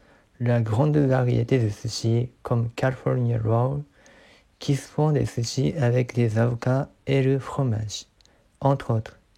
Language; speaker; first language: French; non-native, learner; Japanese